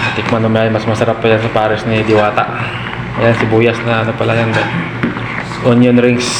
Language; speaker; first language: Filipino; native; Filipino